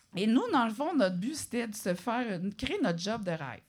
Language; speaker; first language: French; native; French